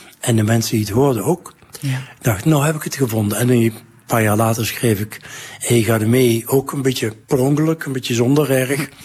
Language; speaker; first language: Dutch; native; Dutch